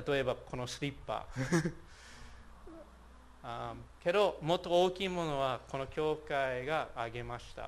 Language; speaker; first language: Japanese; non-native, fluent; English